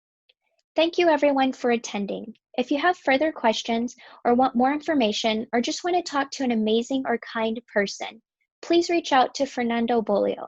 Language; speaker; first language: English; native; English